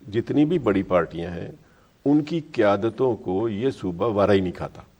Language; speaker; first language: Urdu; non-native, local second language; Punjabi